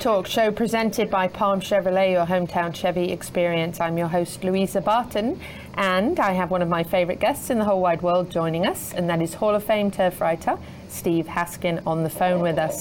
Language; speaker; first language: English; native; English